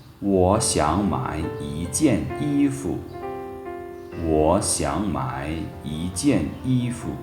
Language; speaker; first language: Chinese; non-native, fluent; Lao